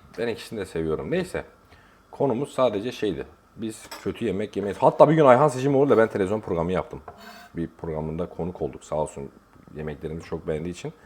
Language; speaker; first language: Turkish; native; Turkish